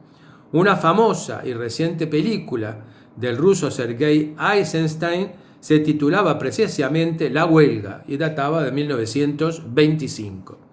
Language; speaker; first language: Spanish; native; Spanish